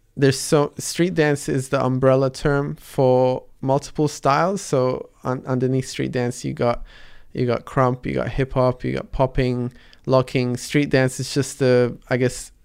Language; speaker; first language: English; early bilingual, other home language; Arabic